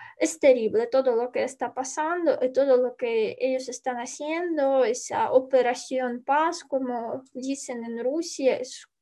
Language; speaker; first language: Spanish; non-native, learner; Ukrainian